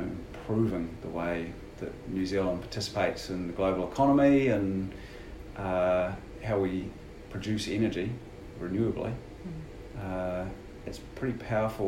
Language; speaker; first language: English; native; English